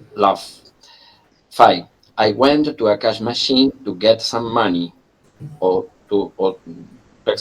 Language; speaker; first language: English; non-native, learner; Spanish